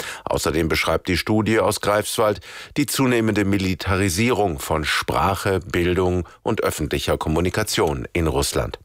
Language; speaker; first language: German; native; German